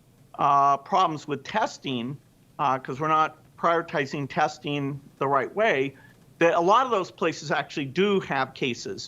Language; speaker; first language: English; native; English